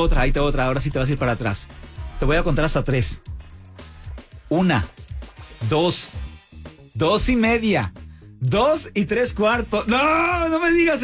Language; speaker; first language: Spanish; native; Spanish